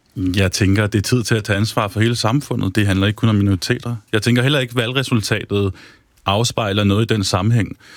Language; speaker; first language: Danish; native; Danish